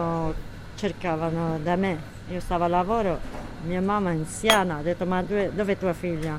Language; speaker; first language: Italian; non-native, learner; Kurdish